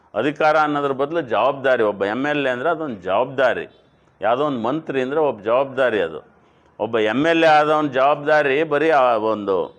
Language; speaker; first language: Kannada; native; Kannada